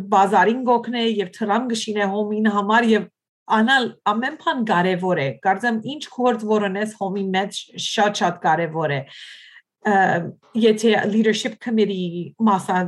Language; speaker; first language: Armenian; early bilingual, heritage; Armenian